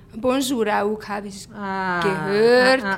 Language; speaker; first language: German; non-native, learner; Hungarian